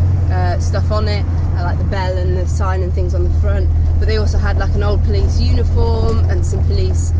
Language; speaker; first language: English; native; English